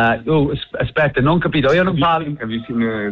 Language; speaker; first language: Italian; non-native, learner; English